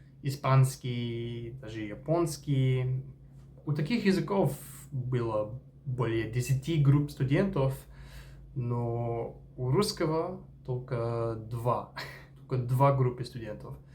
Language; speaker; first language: Russian; non-native, fluent; English